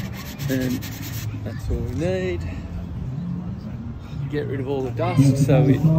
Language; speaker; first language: English; native; English